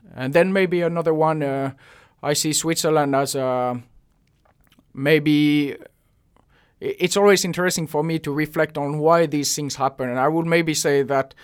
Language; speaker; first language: English; non-native, fluent; French